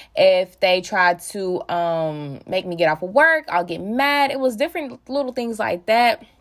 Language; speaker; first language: English; native; English